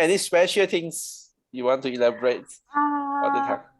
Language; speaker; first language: English; non-native, local second language; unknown